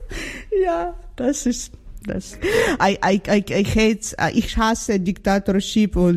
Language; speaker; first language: German; non-native, learner; Ukrainian